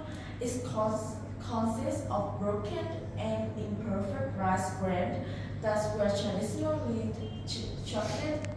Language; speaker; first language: English; non-native, learner; Vietnamese